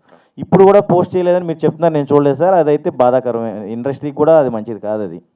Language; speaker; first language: Telugu; native; Telugu